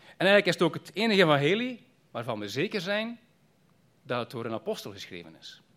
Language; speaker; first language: Dutch; native; Dutch